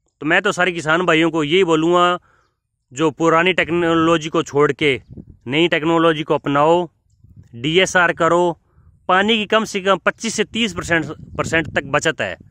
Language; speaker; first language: Hindi; native; Hindi